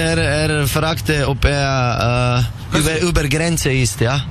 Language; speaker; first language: German; non-native, learner; Slovenian